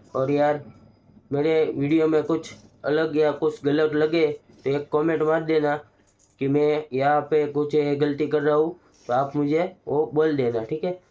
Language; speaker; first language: Hindi; non-native, local second language; Gujarati